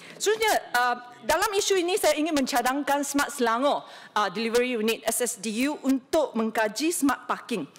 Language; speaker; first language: Malay; non-native, local second language; Chinese